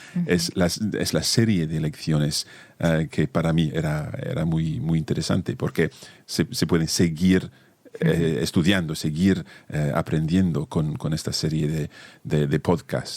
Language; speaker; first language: Spanish; non-native, fluent; English